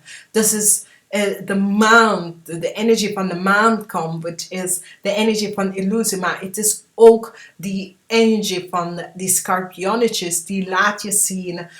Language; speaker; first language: Dutch; non-native, fluent; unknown